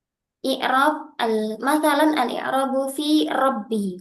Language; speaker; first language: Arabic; non-native, fluent; Indonesian